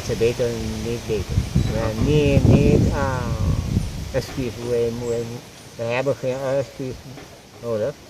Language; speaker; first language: Dutch; non-native, local second language; Papiamento